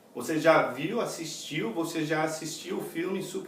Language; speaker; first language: Portuguese; non-native, fluent; English